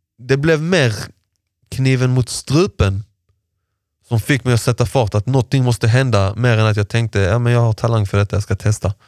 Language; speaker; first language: Swedish; early bilingual, other home language; Persian